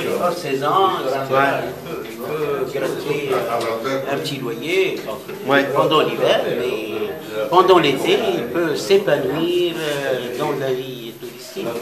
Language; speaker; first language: French; non-native, local second language; Arabic